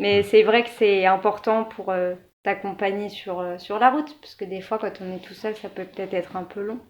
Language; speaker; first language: French; native; French